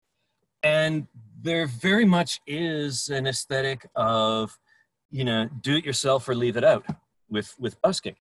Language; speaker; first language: English; native; English